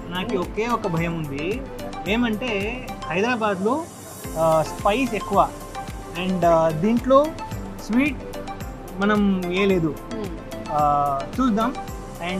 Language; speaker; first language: Telugu; non-native, learner; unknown